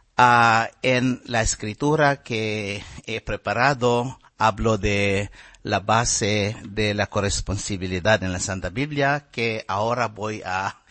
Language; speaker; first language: Spanish; non-native, fluent; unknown